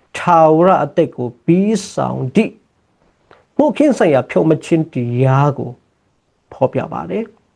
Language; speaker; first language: Burmese; non-native, local second language; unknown